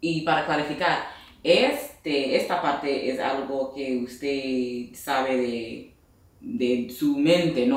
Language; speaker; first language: Spanish; non-native, fluent; English